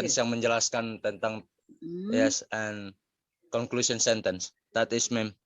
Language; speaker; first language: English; non-native, learner; Indonesian